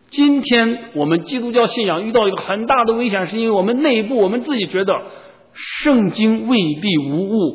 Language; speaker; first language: Chinese; native; Chinese